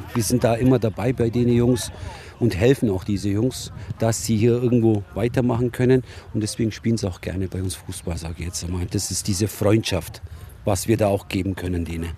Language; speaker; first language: German; early bilingual, other home language; Turkish